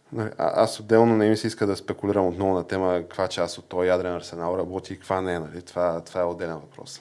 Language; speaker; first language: Bulgarian; native; Bulgarian